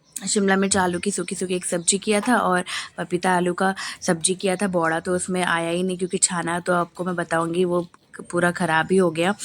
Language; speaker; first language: Hindi; non-native, local second language; Bangla